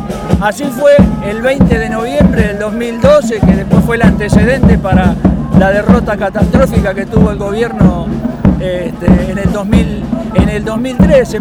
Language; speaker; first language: Spanish; native; Spanish